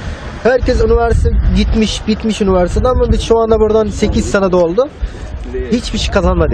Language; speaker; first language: Turkish; non-native, learner; Arabic